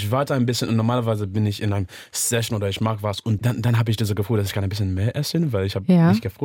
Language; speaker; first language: German; non-native, learner; English